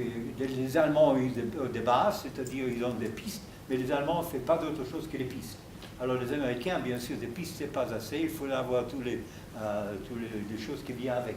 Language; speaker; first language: French; non-native, fluent; German